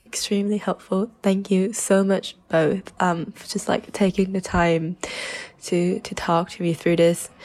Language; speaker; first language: English; early bilingual, other home language; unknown